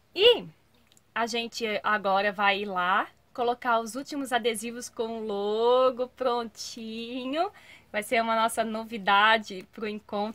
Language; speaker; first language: Portuguese; native; Portuguese